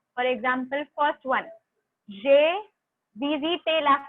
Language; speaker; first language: French; non-native, fluent; Hindi